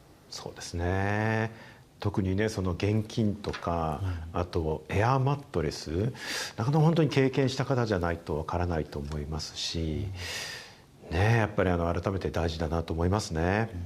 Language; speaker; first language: Japanese; native; Japanese